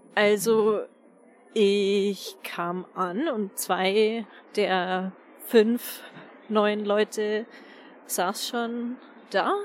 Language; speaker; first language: German; native; German